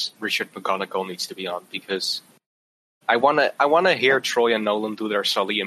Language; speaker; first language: English; non-native, fluent; Dutch